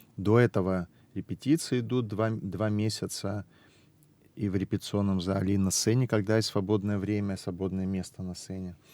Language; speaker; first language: Russian; non-native, local second language; Abkhazian